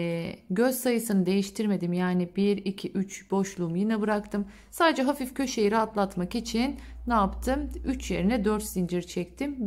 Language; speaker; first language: Turkish; native; Turkish